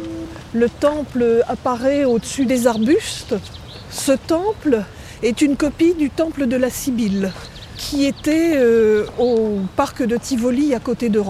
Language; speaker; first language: French; native; French